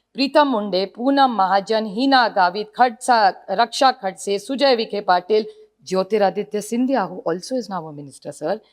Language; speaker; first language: English; non-native, local second language; Marathi